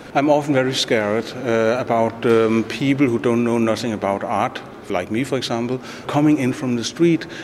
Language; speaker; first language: English; non-native, fluent; Danish